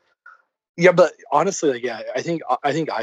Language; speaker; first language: English; native; English